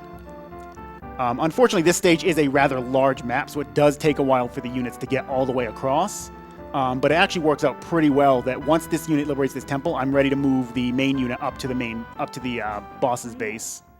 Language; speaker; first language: English; native; English